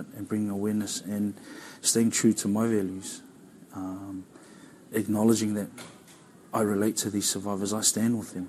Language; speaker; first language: English; native; English